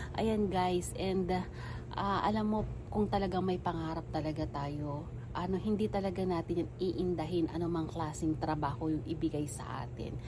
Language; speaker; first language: Filipino; native; Filipino